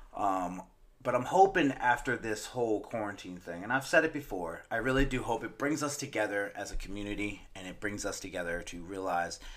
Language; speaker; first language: English; native; English